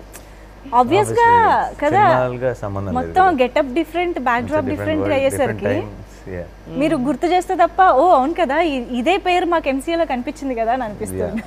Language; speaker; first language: Telugu; native; Telugu